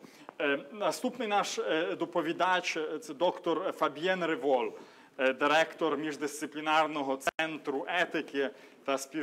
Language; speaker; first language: Ukrainian; native; Ukrainian